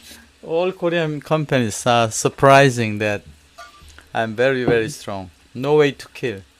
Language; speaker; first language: English; non-native, learner; Korean